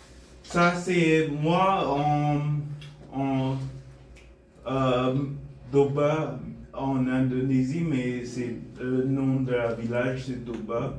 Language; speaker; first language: French; non-native, fluent; Bulgarian